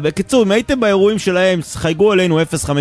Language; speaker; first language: Hebrew; native; Hebrew